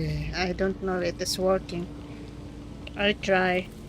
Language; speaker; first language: English; non-native, learner; Filipino